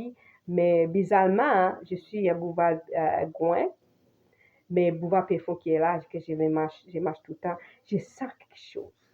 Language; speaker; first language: French; non-native, fluent; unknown